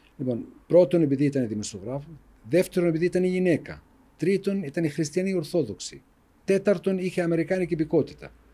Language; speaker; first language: Greek; non-native, fluent; Arabic